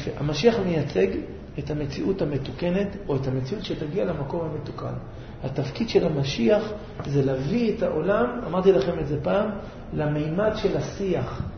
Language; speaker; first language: Hebrew; native; Hebrew